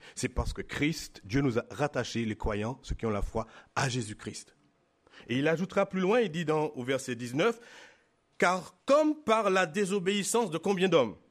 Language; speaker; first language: French; native; French